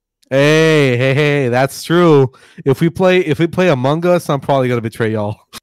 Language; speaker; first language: English; non-native, local second language; Spanish